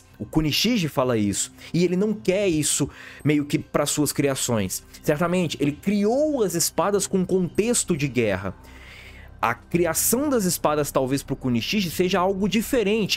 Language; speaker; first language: Portuguese; native; Portuguese